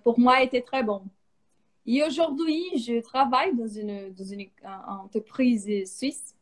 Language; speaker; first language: French; non-native, fluent; Portuguese